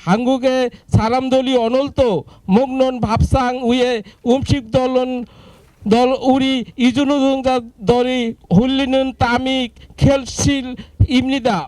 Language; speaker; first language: Korean; non-native, learner; Bangla